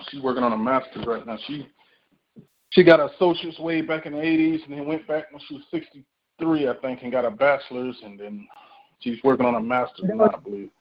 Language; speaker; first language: English; native; English